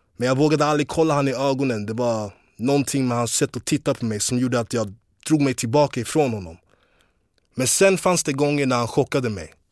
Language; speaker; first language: Swedish; early bilingual, other home language; English